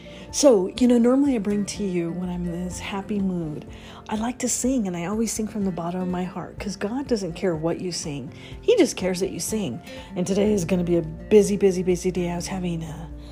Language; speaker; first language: English; native; English